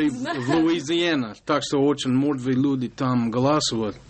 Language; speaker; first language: Russian; non-native, learner; English